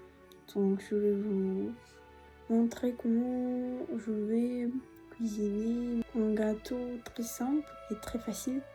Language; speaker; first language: French; non-native, fluent; Russian